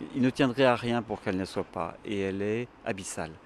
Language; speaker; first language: French; native; French